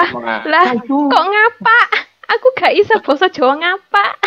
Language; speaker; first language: Indonesian; early bilingual, other home language; Japanese